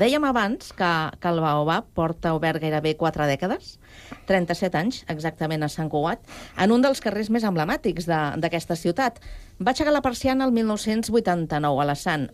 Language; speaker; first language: Catalan; native; Catalan